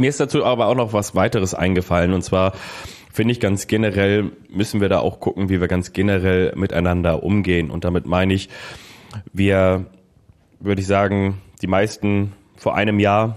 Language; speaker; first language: German; native; German